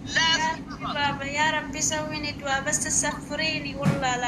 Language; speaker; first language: Arabic; non-native, learner; Oromo